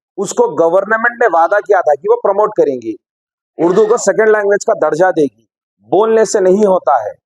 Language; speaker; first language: Hindi; non-native, local second language; Urdu